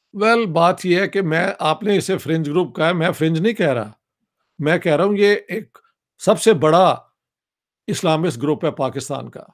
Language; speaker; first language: Urdu; non-native, local second language; Punjabi